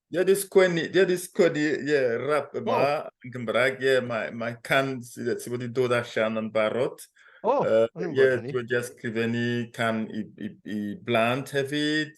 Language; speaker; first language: Welsh; non-native, fluent; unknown